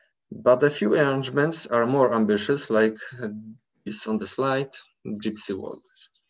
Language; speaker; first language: English; non-native, fluent; Polish